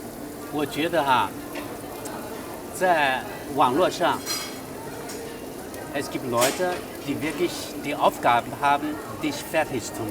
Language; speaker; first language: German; non-native, fluent; Chinese